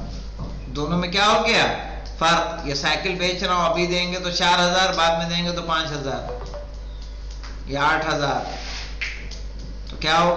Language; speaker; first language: Urdu; native; Urdu